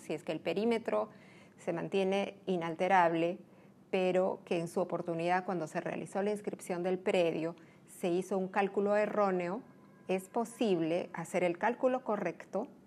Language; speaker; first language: Spanish; native; Spanish